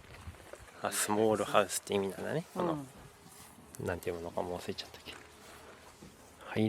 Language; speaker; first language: Japanese; native; Japanese